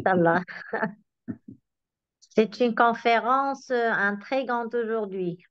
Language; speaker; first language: French; non-native, local second language; Arabic